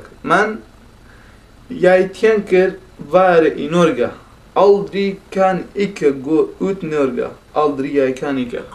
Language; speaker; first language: Norwegian; non-native, learner; Kurdish